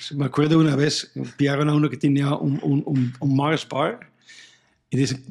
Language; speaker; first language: Spanish; non-native, fluent; French